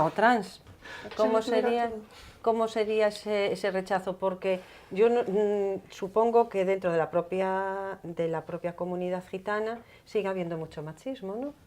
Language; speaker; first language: Spanish; native; Spanish